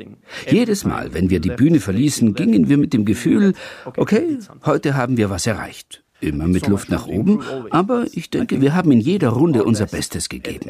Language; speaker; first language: German; non-native, fluent; Turkish